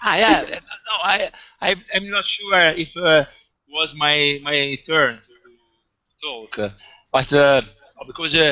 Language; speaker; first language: English; non-native, fluent; Italian